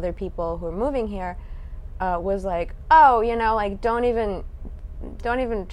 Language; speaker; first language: English; non-native, fluent; Russian